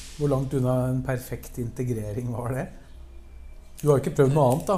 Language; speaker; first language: Norwegian; native; Norwegian